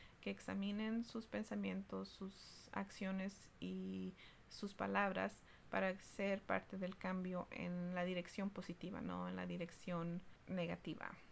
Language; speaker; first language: Spanish; early bilingual, heritage; Spanish